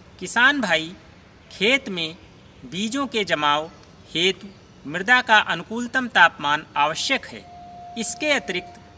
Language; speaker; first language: Hindi; native; Hindi